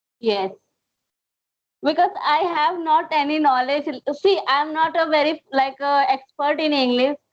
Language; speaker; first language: English; non-native, learner; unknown